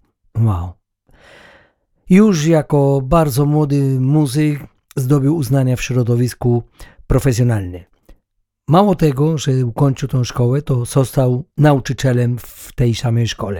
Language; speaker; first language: Polish; native; Polish